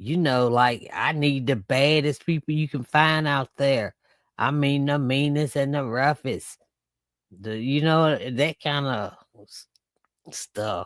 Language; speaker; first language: English; native; English